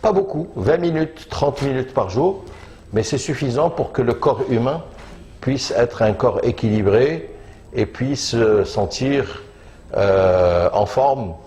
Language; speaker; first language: French; non-native, local second language; Arabic